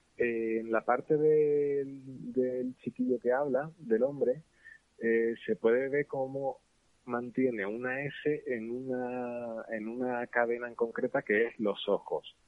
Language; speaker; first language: Spanish; native; Spanish